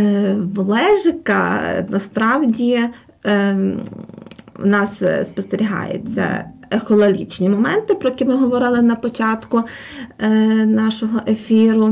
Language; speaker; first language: Ukrainian; native; Ukrainian